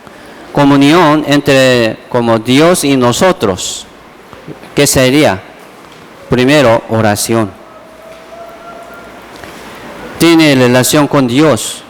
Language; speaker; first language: Spanish; non-native, fluent; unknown